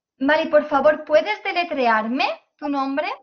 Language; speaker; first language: Spanish; native; Spanish